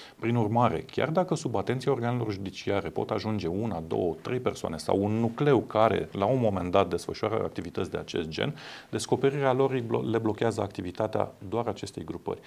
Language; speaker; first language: Romanian; native; Romanian